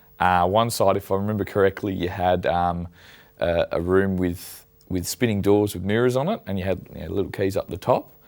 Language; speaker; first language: English; native; English